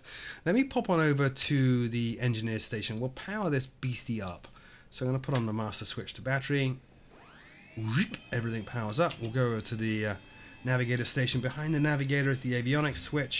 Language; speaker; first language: English; native; English